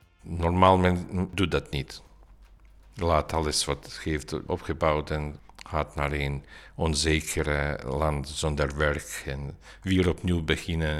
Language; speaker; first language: Dutch; non-native, learner; Bosnian